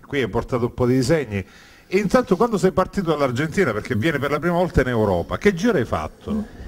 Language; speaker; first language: Italian; native; Italian